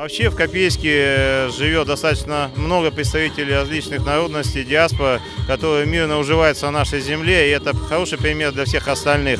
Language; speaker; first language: Russian; native; Russian